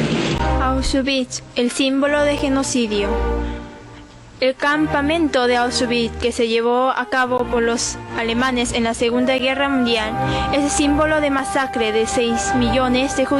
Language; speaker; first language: Spanish; non-native, fluent; Korean